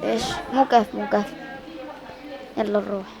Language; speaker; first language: Arabic; native; Arabic